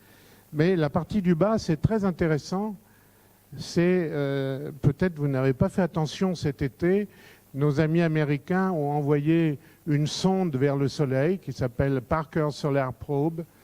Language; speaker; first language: French; native; French